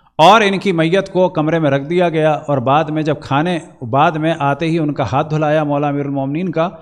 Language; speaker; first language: Urdu; native; Urdu